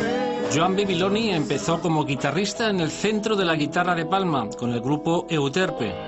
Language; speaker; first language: Spanish; native; Spanish